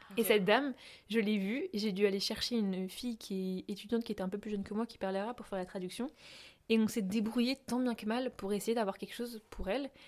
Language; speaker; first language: French; native; French